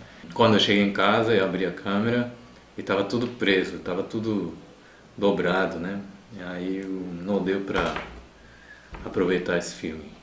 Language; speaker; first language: Portuguese; non-native, fluent; Japanese